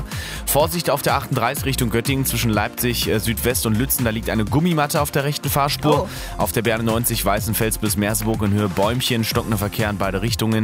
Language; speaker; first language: German; native; German